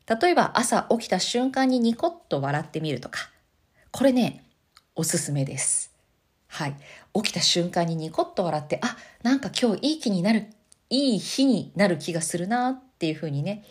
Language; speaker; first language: Japanese; native; Japanese